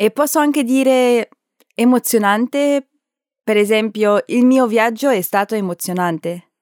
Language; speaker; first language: Italian; non-native, learner; German